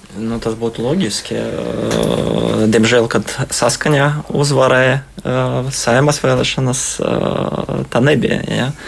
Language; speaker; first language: Latvian; non-native, local second language; Russian